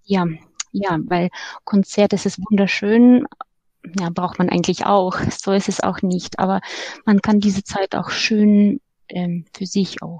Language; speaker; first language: German; non-native, fluent; Ukrainian